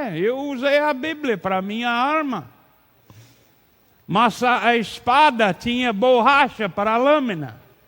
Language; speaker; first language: Portuguese; non-native, learner; English